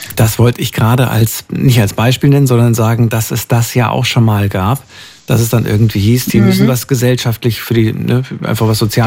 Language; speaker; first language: German; native; German